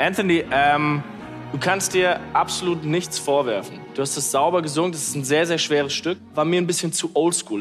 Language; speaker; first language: German; native; German